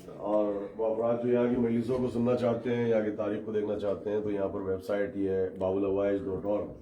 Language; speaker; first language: Urdu; native; Urdu